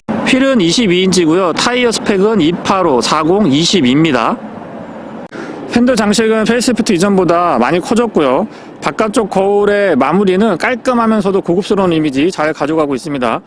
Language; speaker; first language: Korean; native; Korean